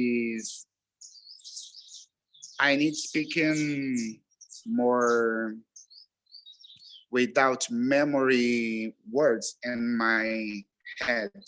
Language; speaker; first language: English; non-native, learner; Portuguese